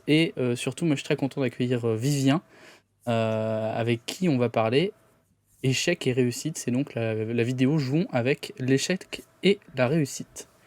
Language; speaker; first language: French; native; French